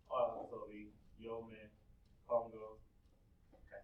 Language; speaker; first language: Spanish; non-native, learner; English